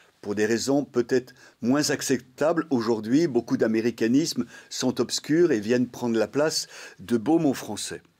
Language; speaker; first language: French; native; French